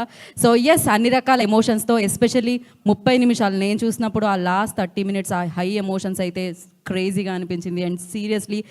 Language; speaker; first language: Telugu; native; Telugu